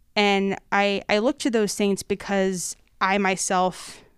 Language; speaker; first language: English; native; English